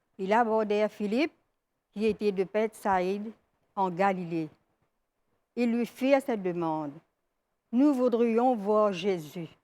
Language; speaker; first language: French; non-native, local second language; Morisyen